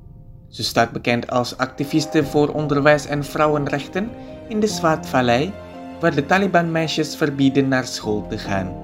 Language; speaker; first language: Dutch; non-native, fluent; Indonesian